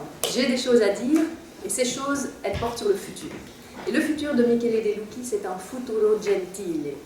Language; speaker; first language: French; native; French